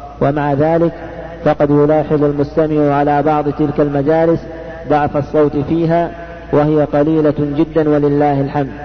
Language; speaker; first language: Arabic; native; Arabic